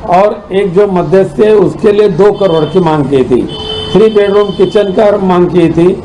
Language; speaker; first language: Hindi; non-native, local second language; Marathi